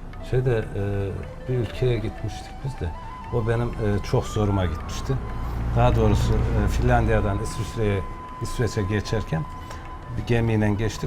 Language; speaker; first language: Turkish; native; Turkish